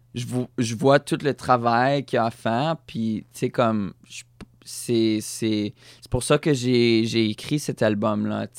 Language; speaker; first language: French; native; French